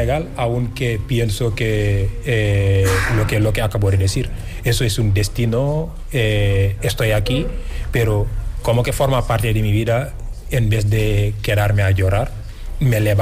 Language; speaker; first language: Spanish; non-native, fluent; Wolof